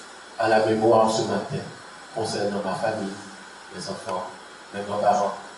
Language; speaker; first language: French; non-native, local second language; Haitian Creole